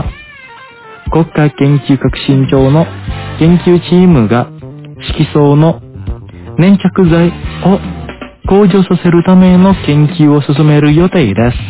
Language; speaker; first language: Japanese; non-native, fluent; Indonesian